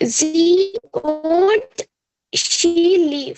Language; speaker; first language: German; non-native, learner; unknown